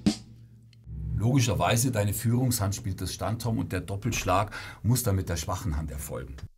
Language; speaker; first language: German; native; German